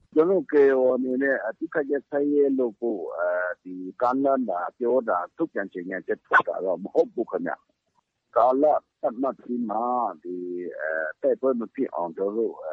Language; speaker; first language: Burmese; non-native, local second language; Kachin